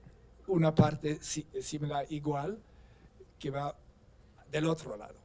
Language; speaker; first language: Spanish; non-native, fluent; Swedish